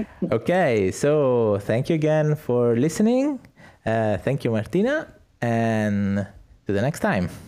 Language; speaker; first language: English; non-native, fluent; Italian